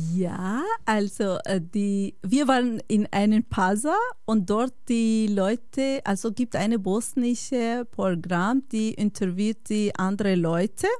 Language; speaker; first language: German; non-native, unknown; Bosnian